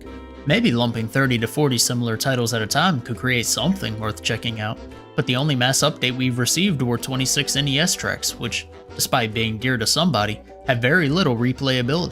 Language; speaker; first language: English; native; English